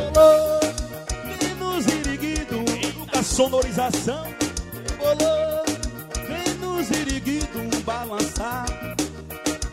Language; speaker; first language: Portuguese; native; Portuguese